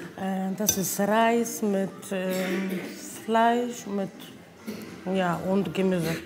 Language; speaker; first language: German; non-native, learner; Polish